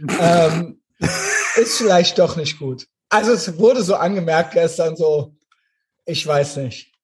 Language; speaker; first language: German; native; German